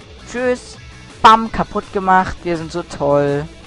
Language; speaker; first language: German; native; German